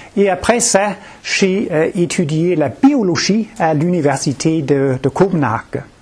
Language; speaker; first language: French; non-native, fluent; Danish